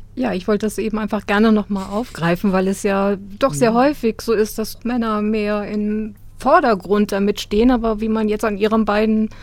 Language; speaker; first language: German; native; German